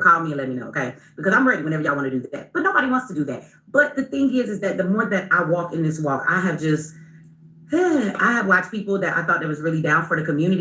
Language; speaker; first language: English; native; English